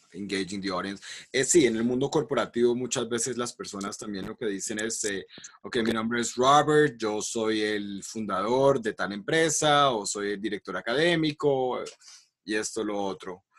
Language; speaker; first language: Spanish; native; Spanish